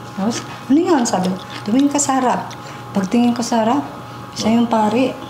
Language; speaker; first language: Filipino; native; Filipino